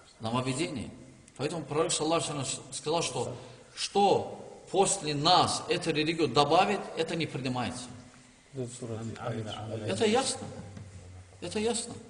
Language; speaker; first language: Russian; non-native, learner; Turkish